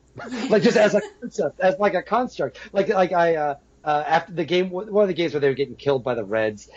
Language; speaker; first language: English; native; English